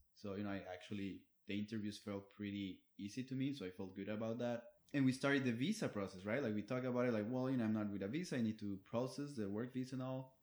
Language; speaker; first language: English; non-native, fluent; Spanish